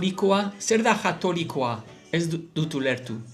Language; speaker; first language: Basque; non-native, learner; English